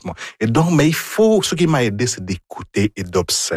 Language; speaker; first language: French; non-native, fluent; Igbo